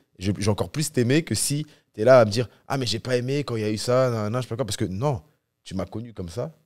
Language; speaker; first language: French; native; French